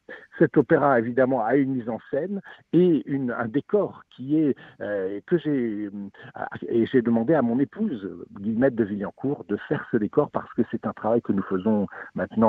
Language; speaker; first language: French; native; French